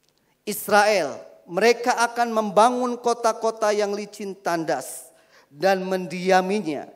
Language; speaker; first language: Indonesian; native; Indonesian